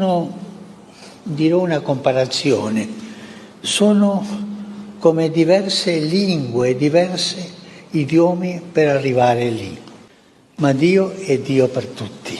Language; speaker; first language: Italian; early bilingual, heritage; Spanish